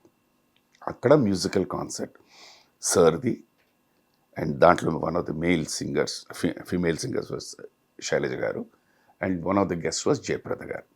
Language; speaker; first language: Telugu; native; Telugu